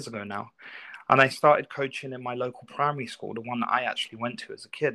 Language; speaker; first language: English; native; English